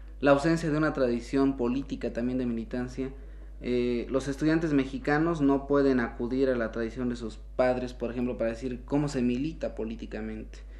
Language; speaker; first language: Spanish; native; Spanish